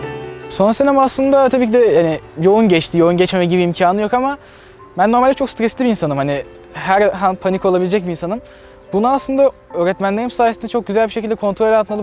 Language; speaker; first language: Turkish; native; Turkish